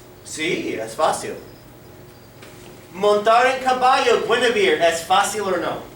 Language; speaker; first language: Spanish; non-native, fluent; English